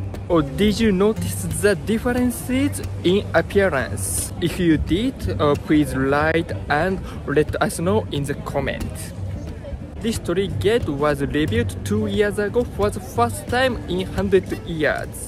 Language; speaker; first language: English; non-native, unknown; Japanese